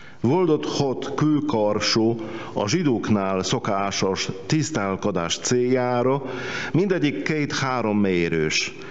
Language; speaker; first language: Hungarian; non-native, fluent; Polish